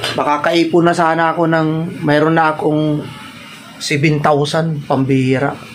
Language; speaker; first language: Filipino; non-native, local second language; Waray